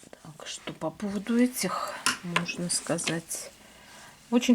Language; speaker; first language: Russian; native; Russian